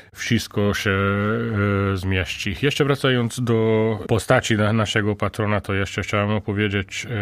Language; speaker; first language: Polish; non-native, fluent; Hungarian